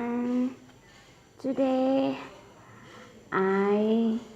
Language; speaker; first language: English; non-native, learner; Thai